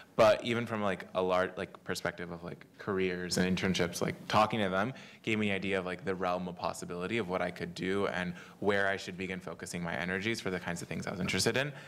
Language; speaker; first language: English; native; English